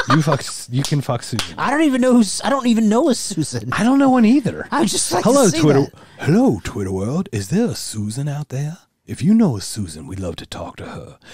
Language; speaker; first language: English; native; English